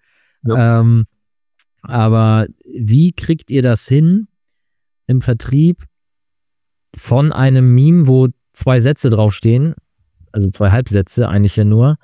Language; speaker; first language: German; native; German